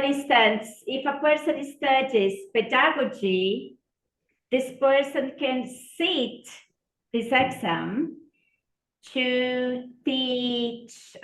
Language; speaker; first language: English; non-native, fluent; Portuguese